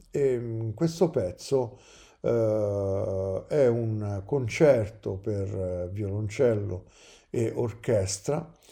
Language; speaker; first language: Italian; native; Italian